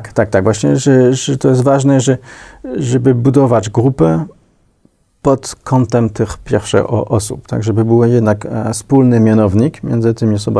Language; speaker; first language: Polish; non-native, fluent; French